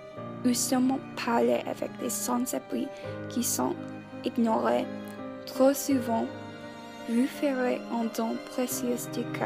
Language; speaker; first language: French; non-native, learner; English